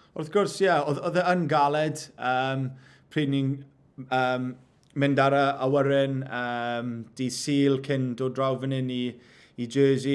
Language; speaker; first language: Welsh; non-native, local second language; English